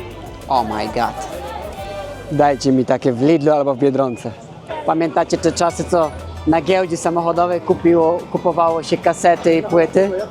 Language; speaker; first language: Polish; native; Polish